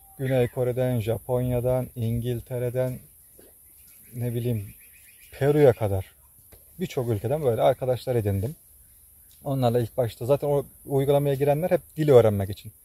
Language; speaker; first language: Turkish; native; Turkish